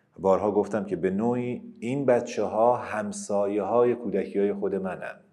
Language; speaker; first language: Persian; non-native, local second language; Kurdish